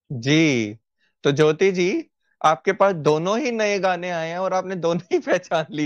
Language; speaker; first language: Hindi; native; Hindi